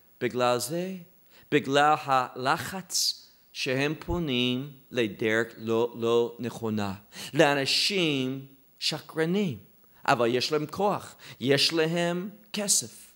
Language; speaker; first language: Hebrew; non-native, fluent; English